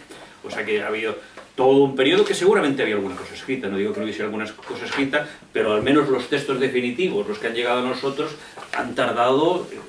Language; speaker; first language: Spanish; native; Spanish